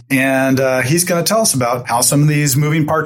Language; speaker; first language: English; native; English